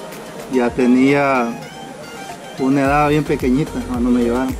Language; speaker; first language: Spanish; native; Spanish